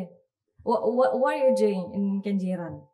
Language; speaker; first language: English; non-native, learner; Indonesian